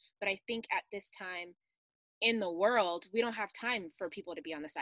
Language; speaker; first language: English; native; English